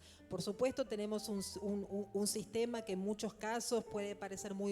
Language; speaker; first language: Spanish; native; Spanish